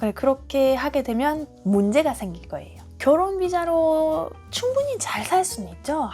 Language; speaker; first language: Korean; non-native, fluent; German